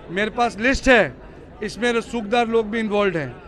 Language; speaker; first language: Hindi; native; Hindi